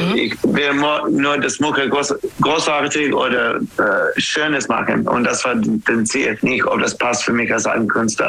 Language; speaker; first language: German; non-native, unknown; English